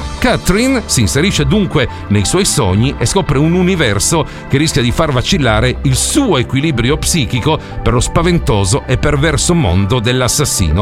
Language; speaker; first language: Italian; native; Italian